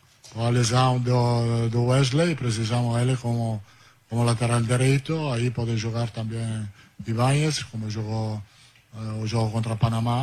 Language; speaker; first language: Portuguese; non-native, learner; Italian